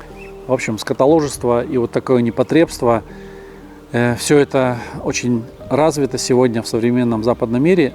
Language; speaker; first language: Russian; native; Russian